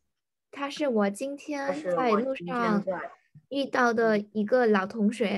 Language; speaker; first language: Chinese; non-native, learner; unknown